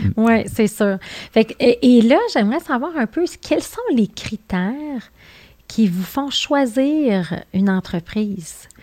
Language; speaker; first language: French; native; French